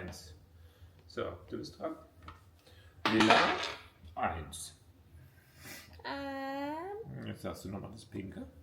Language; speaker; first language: German; native; German